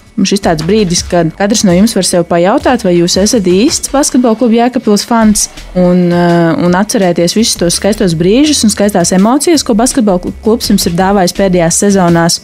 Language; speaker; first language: Latvian; native; Latvian